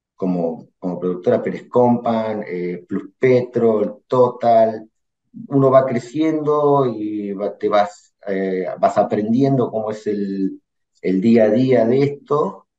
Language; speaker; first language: Spanish; native; Spanish